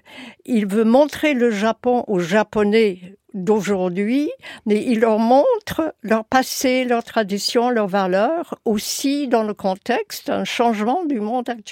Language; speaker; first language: French; non-native, fluent; English